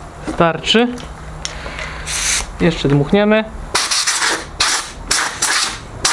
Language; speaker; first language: Polish; native; Polish